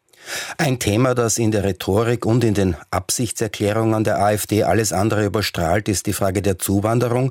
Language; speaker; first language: German; native; German